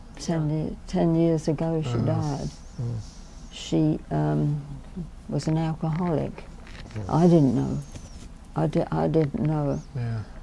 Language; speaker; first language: English; native; English